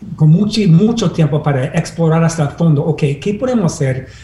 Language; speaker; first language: Spanish; non-native, fluent; English